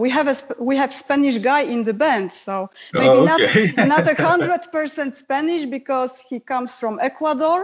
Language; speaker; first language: English; non-native, fluent; Polish